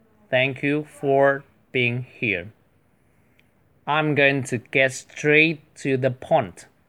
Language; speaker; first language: English; non-native, fluent; Chinese